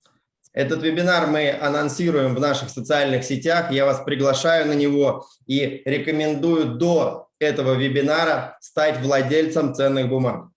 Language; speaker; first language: Russian; native; Russian